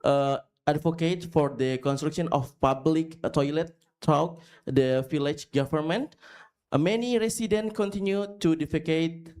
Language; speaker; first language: English; non-native, fluent; Indonesian